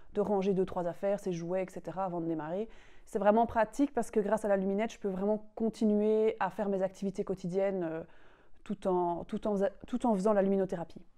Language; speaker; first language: French; native; French